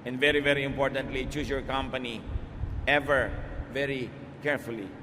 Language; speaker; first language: English; non-native, local second language; Filipino